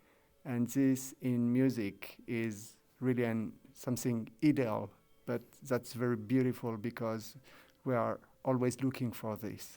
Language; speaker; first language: English; non-native, fluent; French